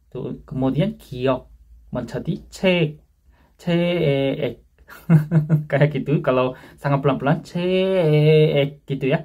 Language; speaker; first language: Indonesian; non-native, fluent; Korean